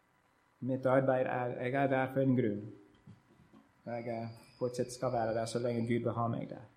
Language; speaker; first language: Norwegian; non-native, learner; English